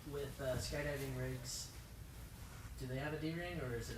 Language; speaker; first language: English; native; English